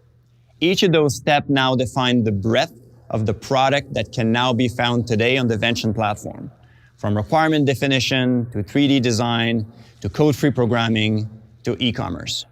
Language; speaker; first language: English; non-native, local second language; French